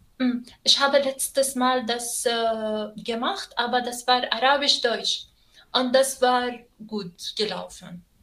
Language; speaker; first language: German; non-native, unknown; Arabic